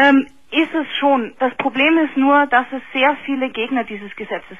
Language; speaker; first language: German; native; German